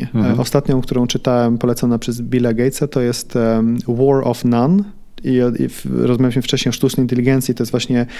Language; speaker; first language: Polish; early bilingual, heritage; Polish